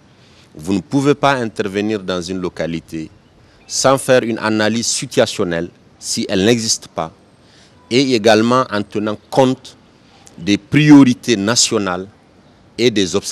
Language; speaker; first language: French; native; French